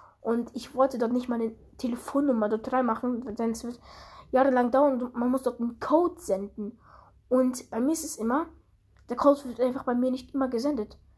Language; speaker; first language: German; early bilingual, other home language; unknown